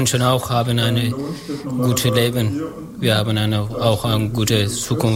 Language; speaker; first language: German; non-native, learner; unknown